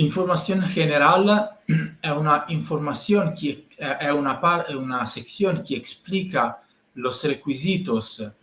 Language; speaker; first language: Spanish; non-native, learner; Italian